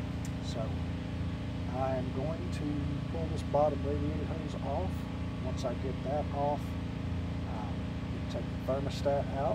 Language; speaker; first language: English; native; English